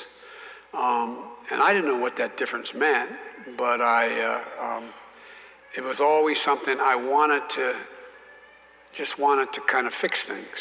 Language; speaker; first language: English; native; English